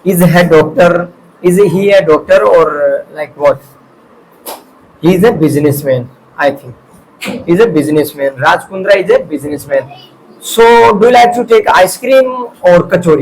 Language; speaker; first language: English; non-native, fluent; Hindi